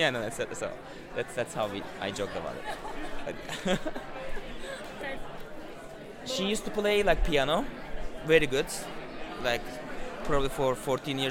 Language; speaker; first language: English; non-native, fluent; Turkish